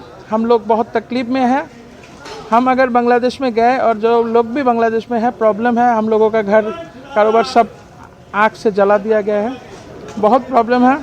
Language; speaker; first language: Hindi; non-native, learner; Bangla